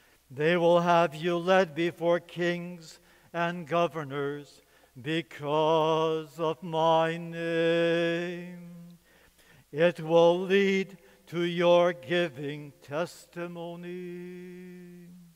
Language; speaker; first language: English; native; English